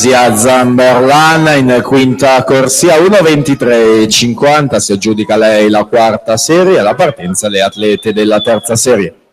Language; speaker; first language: Italian; native; Italian